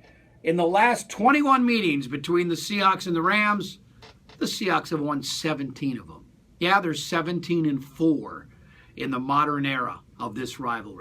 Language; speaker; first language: English; native; English